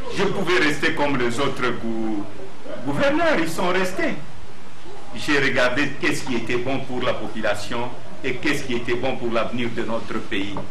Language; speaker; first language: French; non-native, local second language; Swahili